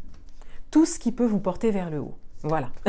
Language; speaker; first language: French; native; French